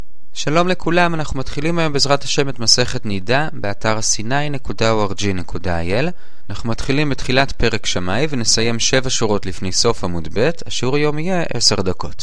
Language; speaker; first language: Hebrew; native; Hebrew